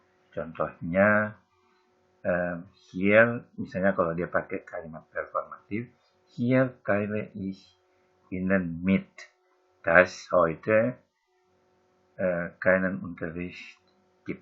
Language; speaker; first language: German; non-native, fluent; Indonesian